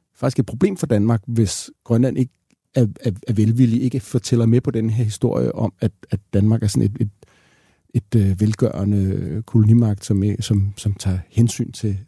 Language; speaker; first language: Danish; native; Danish